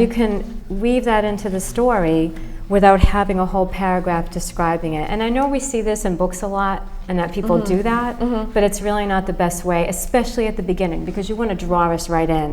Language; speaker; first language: English; native; English